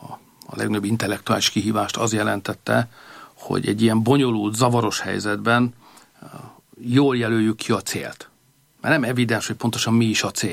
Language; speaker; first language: Hungarian; native; Hungarian